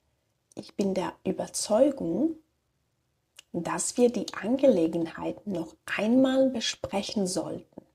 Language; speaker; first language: German; non-native, fluent; Slovak